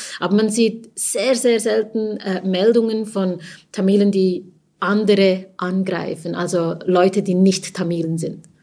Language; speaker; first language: German; early bilingual, other home language; Tamil